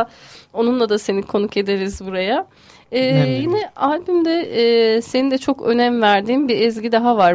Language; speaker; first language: Turkish; native; Turkish